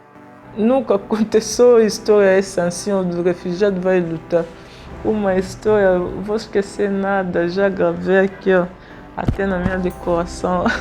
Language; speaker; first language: Portuguese; non-native, learner; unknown